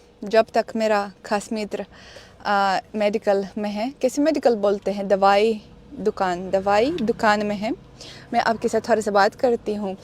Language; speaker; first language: Hindi; non-native, fluent; Russian